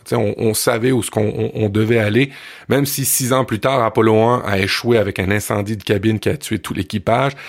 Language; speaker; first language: French; native; French